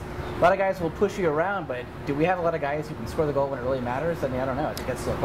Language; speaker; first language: English; native; English